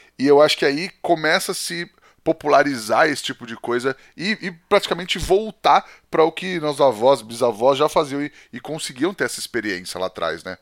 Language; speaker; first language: Portuguese; native; Portuguese